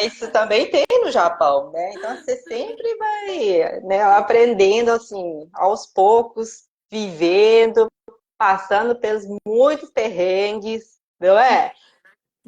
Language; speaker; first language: Portuguese; non-native, fluent; Japanese